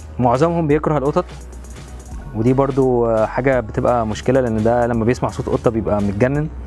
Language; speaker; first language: Arabic; native; Arabic